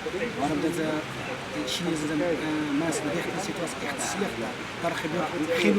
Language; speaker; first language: Dutch; non-native, learner; Uyghur